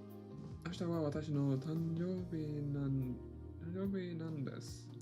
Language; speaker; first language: Japanese; non-native, learner; English